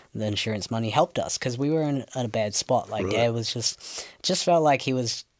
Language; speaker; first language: English; native; English